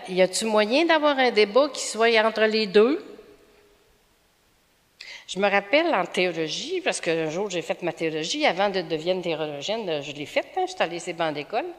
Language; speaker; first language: French; native; French